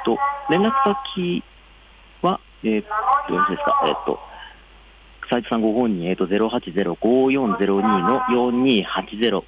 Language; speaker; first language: Japanese; native; Japanese